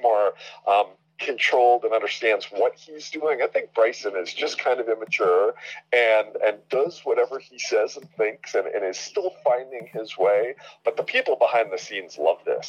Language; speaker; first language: English; native; English